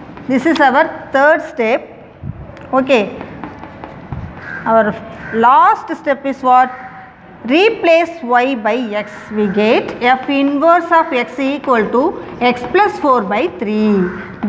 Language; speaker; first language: English; non-native, local second language; Tamil